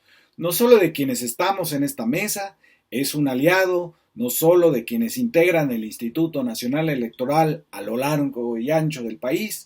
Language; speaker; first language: Spanish; native; Spanish